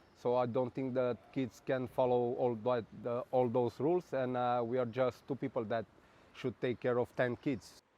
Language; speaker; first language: English; non-native, fluent; Romanian